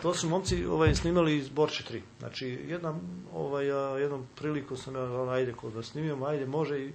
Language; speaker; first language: Serbian; native; Serbian